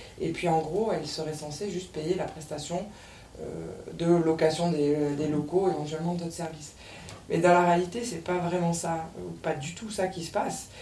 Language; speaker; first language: French; native; French